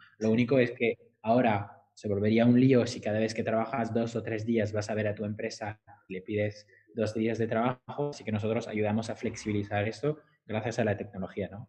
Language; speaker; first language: Spanish; non-native, fluent; French